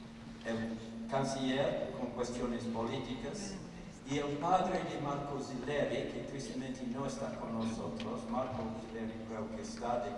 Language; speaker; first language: Spanish; non-native, fluent; English